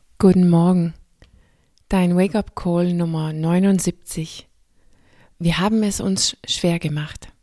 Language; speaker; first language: German; non-native, fluent; Danish